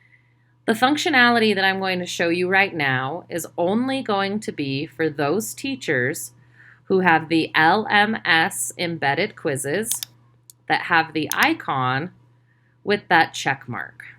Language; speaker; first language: English; native; English